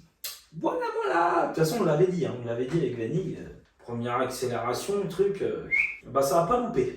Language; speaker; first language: French; native; French